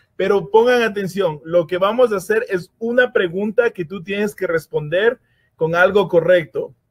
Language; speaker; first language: Spanish; native; Spanish